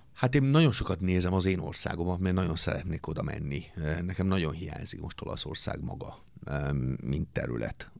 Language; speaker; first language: Hungarian; non-native, fluent; Italian